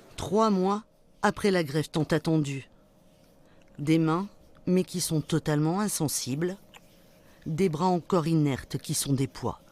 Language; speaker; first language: French; native; French